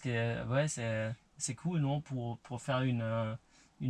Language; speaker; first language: French; non-native, learner; German